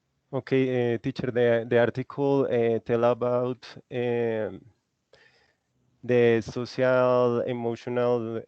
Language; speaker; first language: English; non-native, learner; Spanish